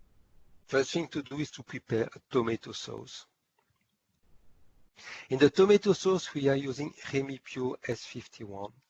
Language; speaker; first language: English; non-native, fluent; French